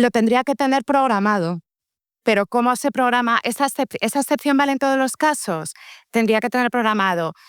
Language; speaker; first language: Spanish; native; Spanish